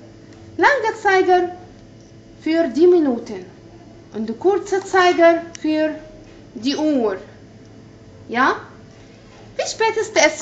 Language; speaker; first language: German; non-native, fluent; Arabic